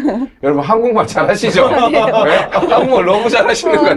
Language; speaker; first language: Korean; native; Korean